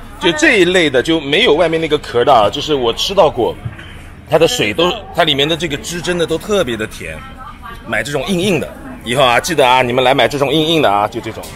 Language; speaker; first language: Chinese; native; Chinese